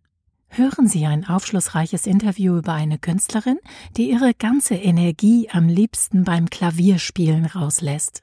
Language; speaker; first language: German; native; German